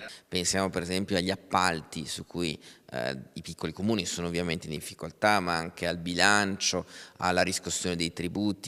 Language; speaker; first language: Italian; native; Italian